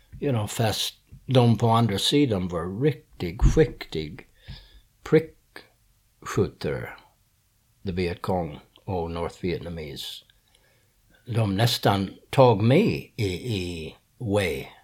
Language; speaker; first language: Swedish; non-native, fluent; English